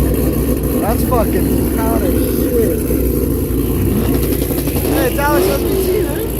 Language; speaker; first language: English; native; English